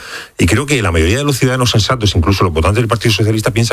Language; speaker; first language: Spanish; native; Spanish